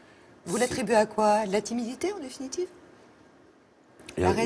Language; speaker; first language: French; native; French